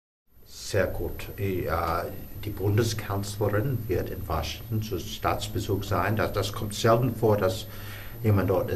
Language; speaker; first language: German; non-native, fluent; English